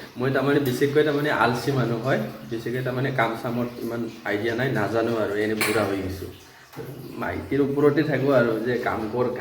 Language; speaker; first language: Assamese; non-native, local second language; Bodo